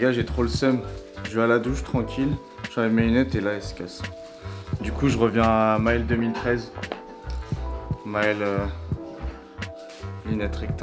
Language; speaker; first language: French; native; French